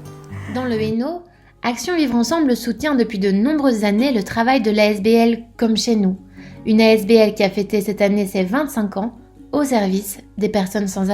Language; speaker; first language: French; native; French